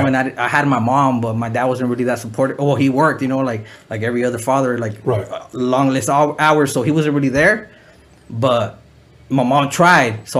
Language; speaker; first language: English; early bilingual, other home language; Spanish